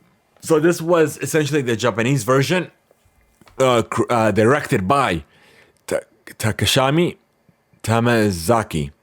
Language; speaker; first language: English; early bilingual, heritage; Arabic